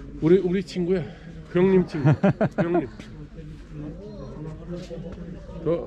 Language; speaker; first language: Korean; non-native, learner; Uzbek